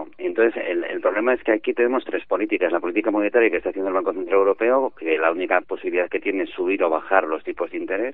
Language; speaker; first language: Spanish; native; Spanish